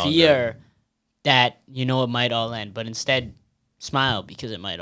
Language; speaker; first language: English; native; English